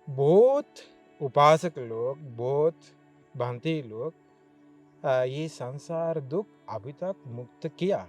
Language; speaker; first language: Hindi; non-native, learner; Sinhala